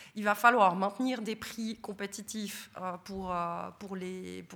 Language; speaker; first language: French; native; French